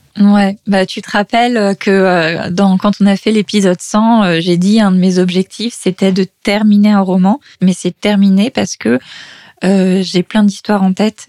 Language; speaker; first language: French; native; French